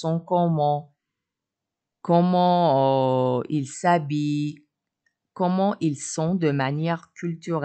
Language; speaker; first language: French; non-native, fluent; Persian